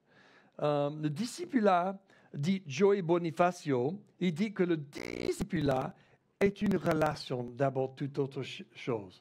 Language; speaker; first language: French; non-native, fluent; English